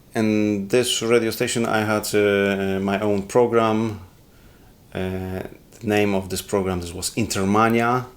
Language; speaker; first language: English; non-native, learner; Polish